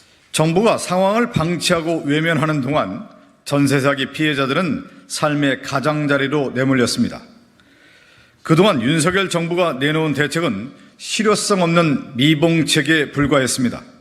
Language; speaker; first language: Korean; native; Korean